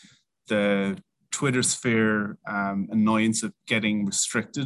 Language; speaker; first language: English; native; English